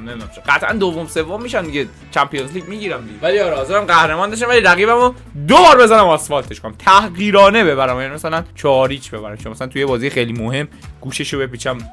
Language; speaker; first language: Persian; native; Persian